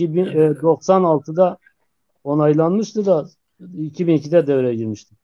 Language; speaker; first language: Turkish; non-native, local second language; Zaza